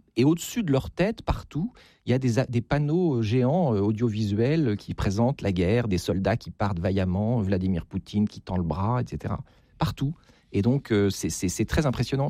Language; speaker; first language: French; native; French